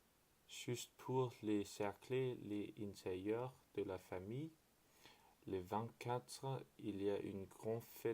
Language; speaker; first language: French; non-native, learner; Danish